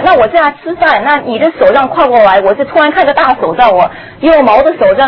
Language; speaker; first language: Chinese; early bilingual, heritage; Chinese